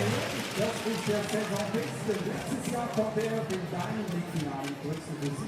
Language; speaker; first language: German; native; German